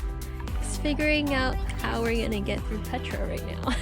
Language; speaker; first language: English; native; English